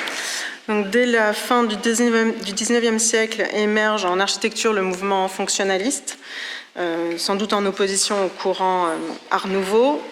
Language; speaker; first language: French; native; French